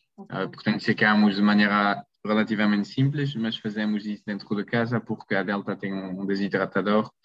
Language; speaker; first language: Portuguese; non-native, fluent; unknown